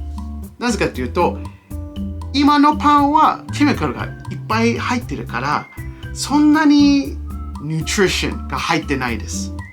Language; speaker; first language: Japanese; non-native, fluent; English